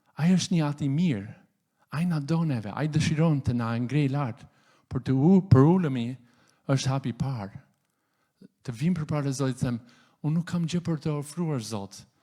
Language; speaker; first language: Albanian; non-native, fluent; English